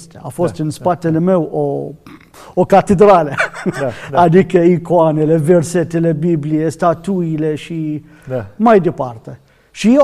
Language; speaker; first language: Romanian; non-native, learner; Arabic